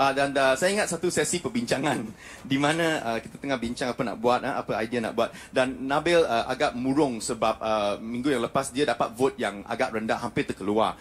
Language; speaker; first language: Malay; non-native, local second language; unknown